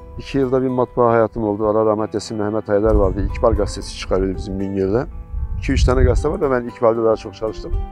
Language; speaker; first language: Turkish; non-native, local second language; Zaza